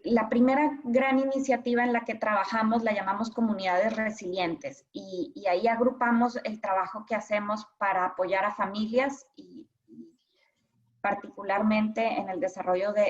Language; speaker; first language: Spanish; native; Spanish